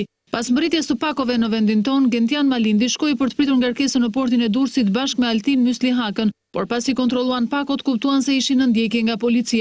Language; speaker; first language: Albanian; native; Albanian